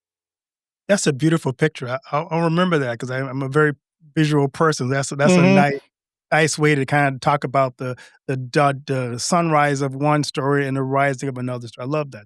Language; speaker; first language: English; native; English